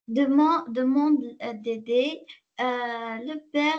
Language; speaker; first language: French; non-native, learner; Arabic